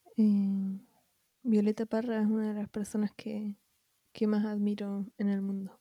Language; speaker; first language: Spanish; native; Spanish